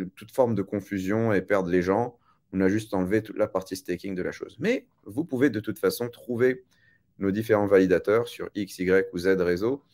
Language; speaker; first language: French; native; French